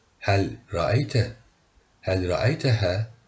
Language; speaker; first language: Arabic; non-native, learner; Turkish